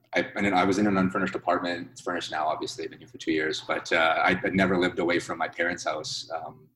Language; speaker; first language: English; native; English